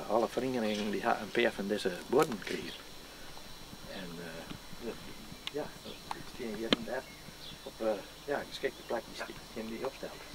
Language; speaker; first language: Dutch; non-native, local second language; Western Frisian